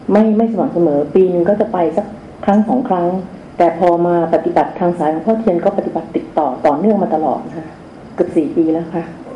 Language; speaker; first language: Thai; native; Thai